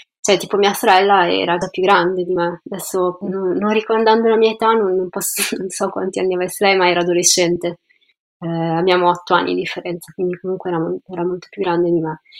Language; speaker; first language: Italian; early bilingual, other home language; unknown